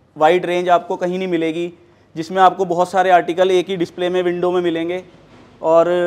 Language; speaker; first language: Hindi; native; Hindi